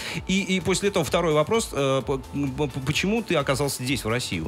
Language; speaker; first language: Russian; native; Russian